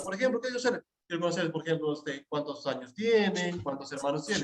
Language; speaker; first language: Spanish; native; Spanish